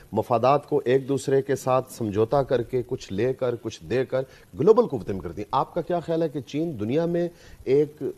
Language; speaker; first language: Urdu; native; Urdu